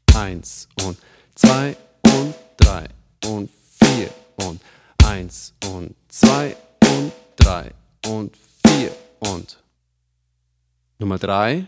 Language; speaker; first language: German; native; German